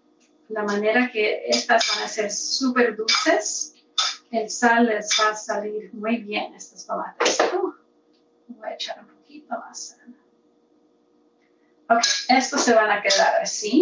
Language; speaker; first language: Spanish; early bilingual, heritage; Spanish